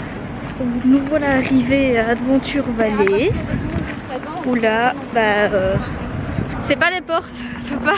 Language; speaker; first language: French; native; French